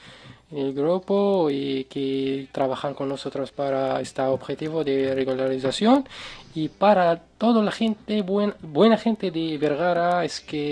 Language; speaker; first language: Spanish; non-native, learner; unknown